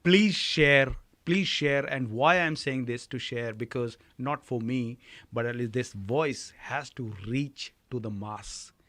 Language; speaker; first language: English; non-native, local second language; Hindi